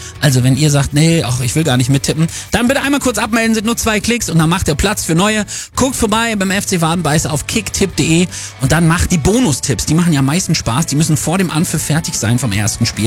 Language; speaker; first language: German; native; German